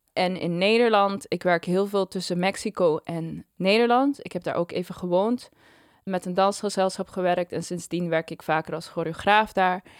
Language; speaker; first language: Dutch; non-native, local second language; Papiamento